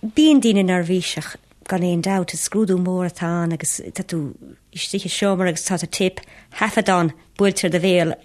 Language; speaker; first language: Irish; native; Irish